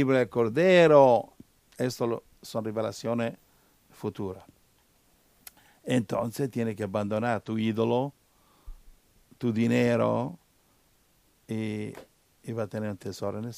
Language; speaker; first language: Spanish; non-native, learner; Italian